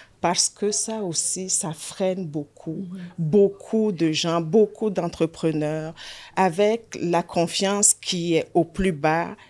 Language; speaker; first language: French; native; French